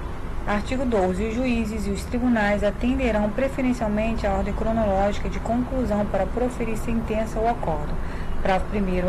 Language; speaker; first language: Portuguese; native; Portuguese